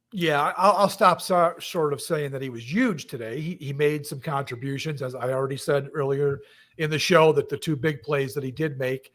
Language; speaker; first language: English; native; English